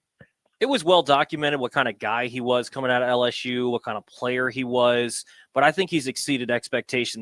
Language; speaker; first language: English; native; English